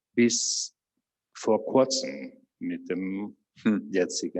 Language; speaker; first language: German; non-native, fluent; Spanish